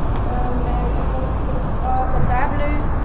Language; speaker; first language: French; non-native, local second language; Dutch